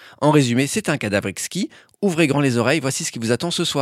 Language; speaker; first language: French; native; French